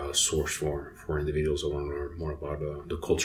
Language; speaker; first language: English; non-native, fluent; Spanish